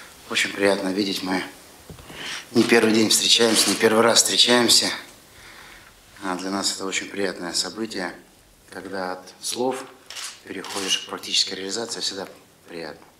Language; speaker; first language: Russian; native; Russian